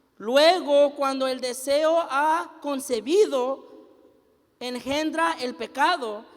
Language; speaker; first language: Spanish; early bilingual, heritage; Spanish